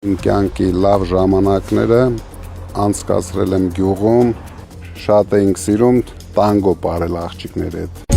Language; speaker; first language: Armenian; native; Armenian